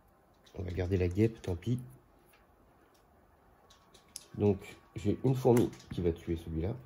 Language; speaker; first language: French; native; French